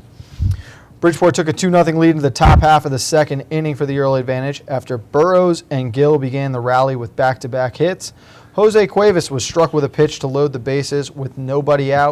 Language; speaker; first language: English; native; English